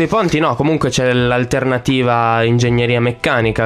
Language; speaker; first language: Italian; native; Italian